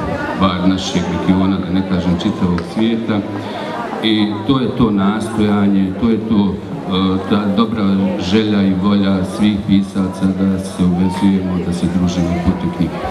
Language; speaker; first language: Bosnian; native; Bosnian